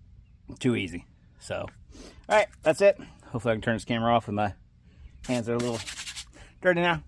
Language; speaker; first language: English; native; English